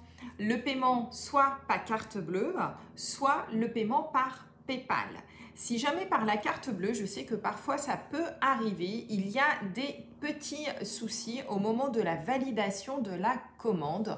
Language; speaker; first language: French; native; French